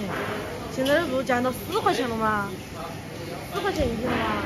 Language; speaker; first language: Chinese; native; Chinese